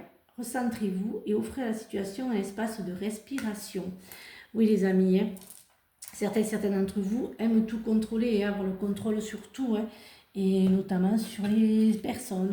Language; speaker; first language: French; native; French